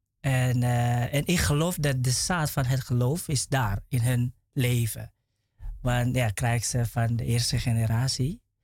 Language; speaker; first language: Dutch; non-native, learner; Indonesian